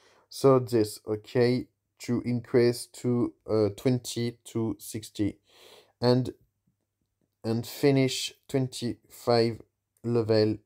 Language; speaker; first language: English; non-native, learner; French